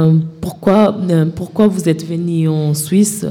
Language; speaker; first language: French; non-native, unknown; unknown